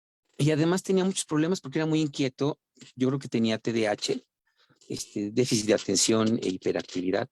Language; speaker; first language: Spanish; native; Spanish